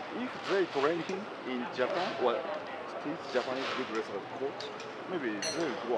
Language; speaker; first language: English; non-native, learner; Japanese